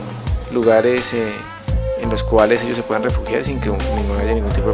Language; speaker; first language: Spanish; native; Spanish